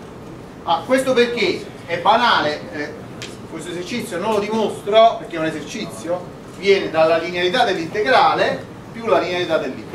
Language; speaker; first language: Italian; native; Italian